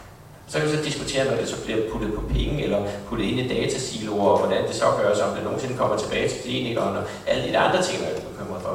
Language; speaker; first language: Danish; native; Danish